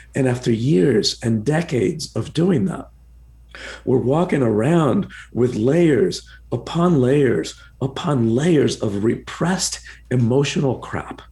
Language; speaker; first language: English; early bilingual, other home language; Spanish